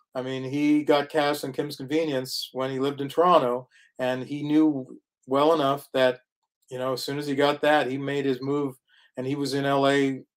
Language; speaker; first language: English; native; English